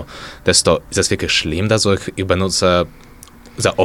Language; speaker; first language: German; non-native, learner; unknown